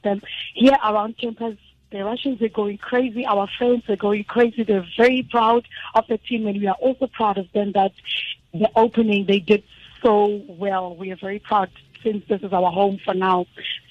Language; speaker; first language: English; non-native, local second language; Zulu